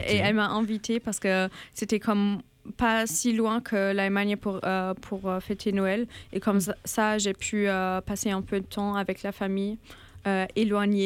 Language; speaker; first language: French; non-native, fluent; German